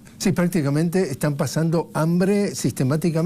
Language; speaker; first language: Spanish; native; Spanish